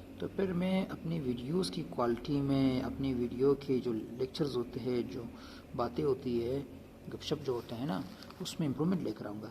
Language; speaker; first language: Urdu; non-native, local second language; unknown